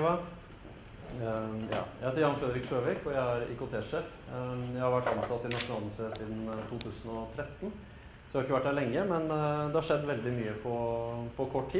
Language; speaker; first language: Norwegian; native; Norwegian